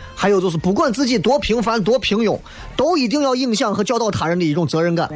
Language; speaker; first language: Chinese; native; Chinese